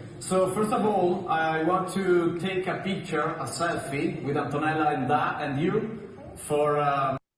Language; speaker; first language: English; non-native, learner; Italian